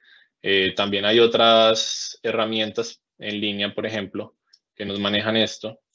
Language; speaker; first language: Spanish; native; Spanish